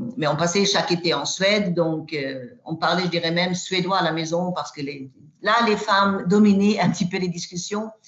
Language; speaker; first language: French; non-native, fluent; Swedish